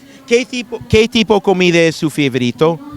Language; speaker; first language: Spanish; non-native, learner; English